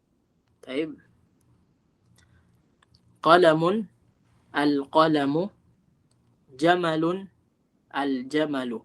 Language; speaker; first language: Arabic; non-native, fluent; Filipino